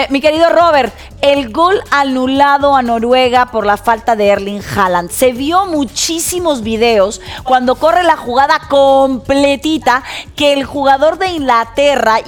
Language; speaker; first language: Spanish; native; Spanish